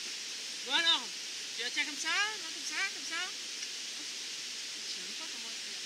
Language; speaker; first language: French; native; French